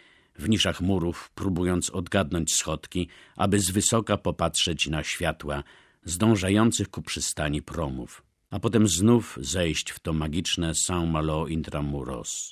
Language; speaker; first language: Polish; native; Polish